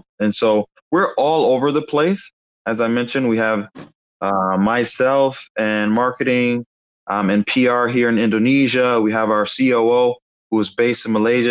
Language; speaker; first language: English; native; English